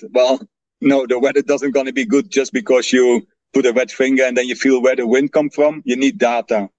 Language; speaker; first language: English; non-native, fluent; Dutch